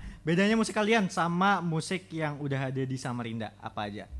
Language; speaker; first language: Indonesian; native; Indonesian